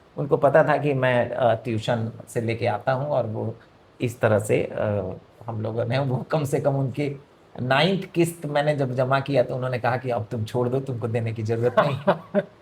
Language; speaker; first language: Hindi; non-native, local second language; Bhojpuri